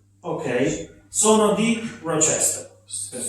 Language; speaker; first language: Italian; non-native, learner; English